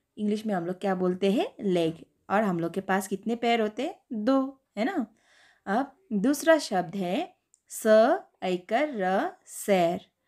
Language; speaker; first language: Hindi; native; Hindi